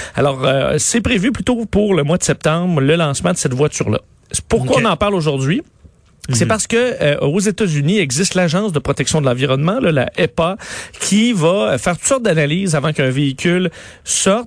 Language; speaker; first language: French; native; French